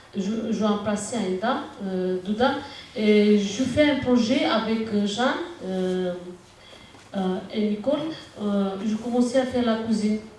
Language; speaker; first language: French; non-native, learner; Romanian